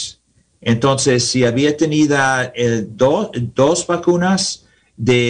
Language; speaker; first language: Spanish; non-native, learner; English